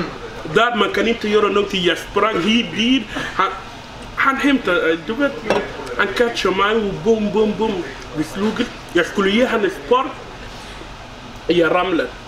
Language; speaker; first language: Swedish; non-native, learner; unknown